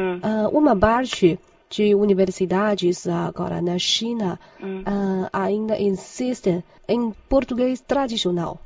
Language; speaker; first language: Portuguese; non-native, fluent; Chinese